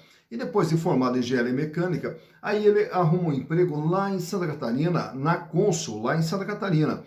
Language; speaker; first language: Portuguese; native; Portuguese